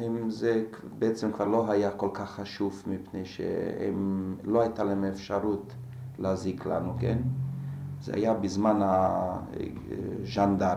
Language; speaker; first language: Hebrew; non-native, fluent; Slovak